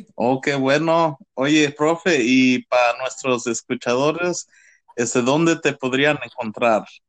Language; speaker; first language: Spanish; early bilingual, heritage; Spanish